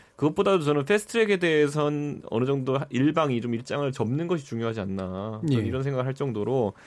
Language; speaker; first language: Korean; native; Korean